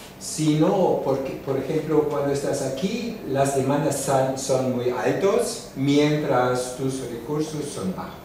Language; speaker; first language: Spanish; non-native, fluent; German